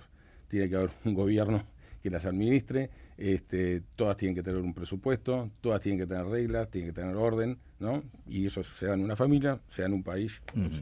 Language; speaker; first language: Spanish; native; Spanish